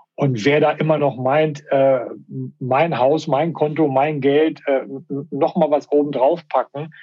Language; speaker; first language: German; native; German